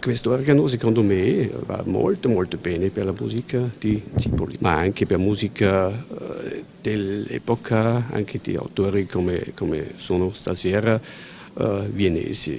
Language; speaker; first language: Italian; non-native, fluent; German